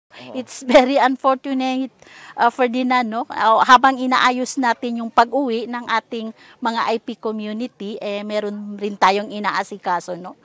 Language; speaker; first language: Filipino; non-native, local second language; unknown